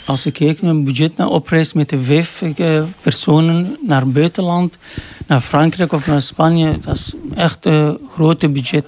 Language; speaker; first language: Dutch; non-native, learner; Arabic